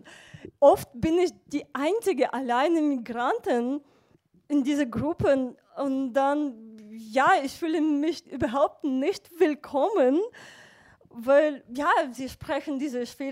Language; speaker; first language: German; non-native, fluent; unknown